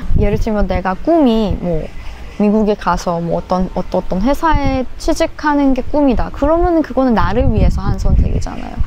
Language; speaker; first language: Korean; non-native, fluent; Persian